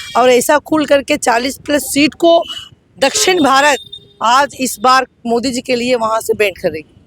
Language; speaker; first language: Hindi; non-native, local second language; Tamil